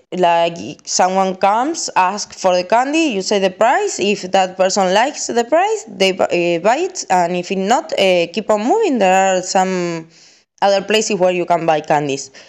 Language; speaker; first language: English; non-native, fluent; Spanish